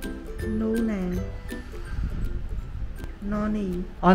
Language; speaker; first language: Korean; native; Korean